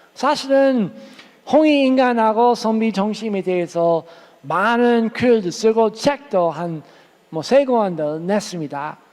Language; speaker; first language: Korean; non-native, fluent; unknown